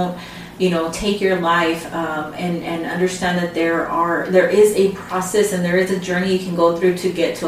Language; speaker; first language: English; early bilingual, other home language; Spanish